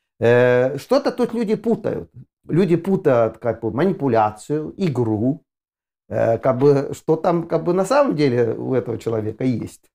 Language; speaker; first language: Russian; non-native, fluent; Estonian